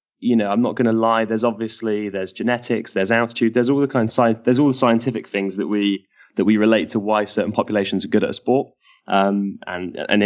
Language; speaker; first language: English; native; English